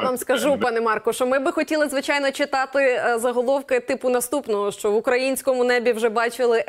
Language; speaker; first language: Ukrainian; native; Ukrainian